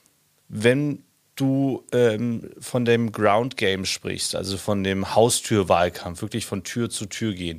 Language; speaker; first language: German; native; German